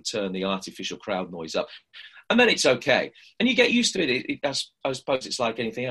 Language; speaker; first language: English; native; English